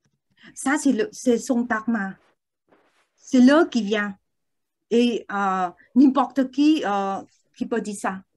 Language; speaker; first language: French; non-native, learner; Vietnamese